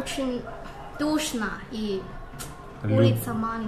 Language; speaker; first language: Russian; non-native, fluent; Chinese